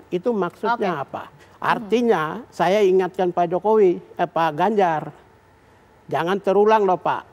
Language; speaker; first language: Indonesian; native; Indonesian